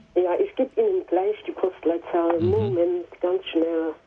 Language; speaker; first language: German; native; German